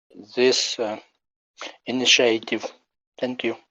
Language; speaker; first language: English; non-native, learner; Ukrainian